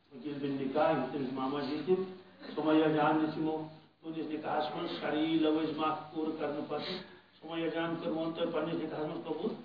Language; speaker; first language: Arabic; non-native, fluent; Urdu